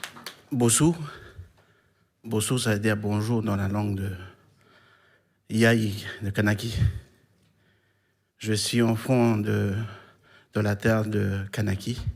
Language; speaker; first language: French; non-native, local second language; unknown